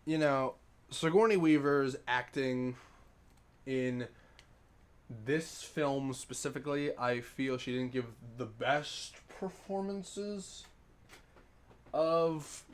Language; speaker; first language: English; native; English